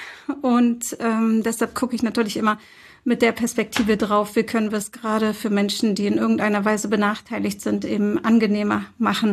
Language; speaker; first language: German; early bilingual, other home language; Turkish